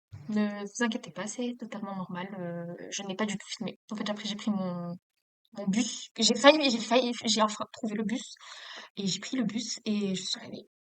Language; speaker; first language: French; native; French